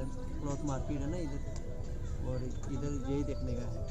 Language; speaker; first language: Hindi; non-native, local second language; Punjabi